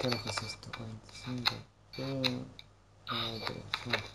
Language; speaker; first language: Spanish; native; Spanish